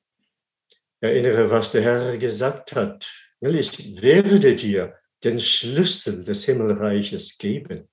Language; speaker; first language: German; non-native, fluent; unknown